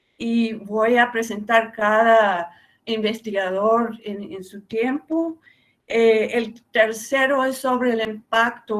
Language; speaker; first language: Spanish; non-native, fluent; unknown